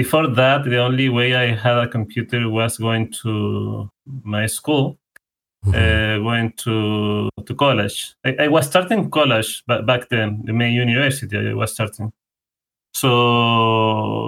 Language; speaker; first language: English; non-native, fluent; Spanish